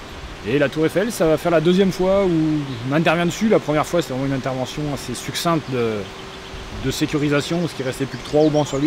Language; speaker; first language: French; native; French